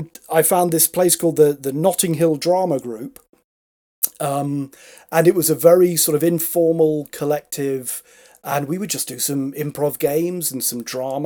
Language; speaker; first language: English; native; English